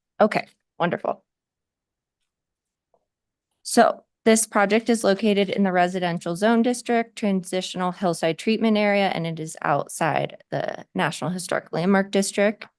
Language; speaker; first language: English; native; English